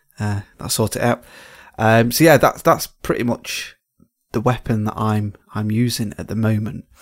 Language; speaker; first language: English; native; English